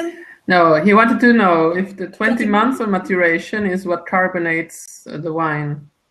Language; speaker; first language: English; non-native, fluent; Italian